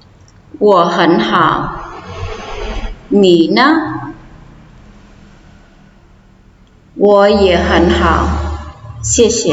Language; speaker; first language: Chinese; non-native, fluent; Khmer